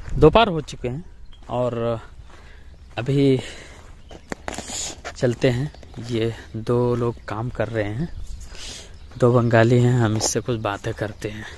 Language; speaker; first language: Hindi; native; Hindi